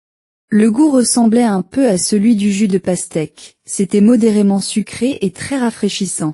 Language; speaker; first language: French; non-native, learner; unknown